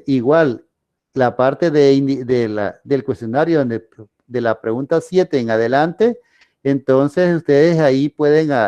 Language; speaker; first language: Spanish; native; Spanish